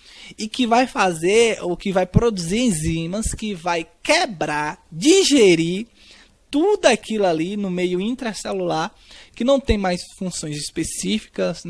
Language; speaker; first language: Portuguese; native; Portuguese